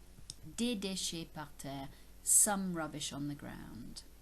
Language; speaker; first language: French; non-native, fluent; English